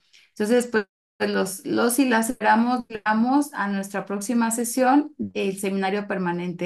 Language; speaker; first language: Spanish; native; Spanish